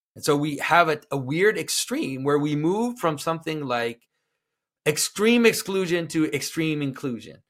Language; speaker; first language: English; non-native, fluent; French